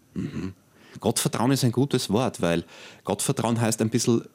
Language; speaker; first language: German; native; German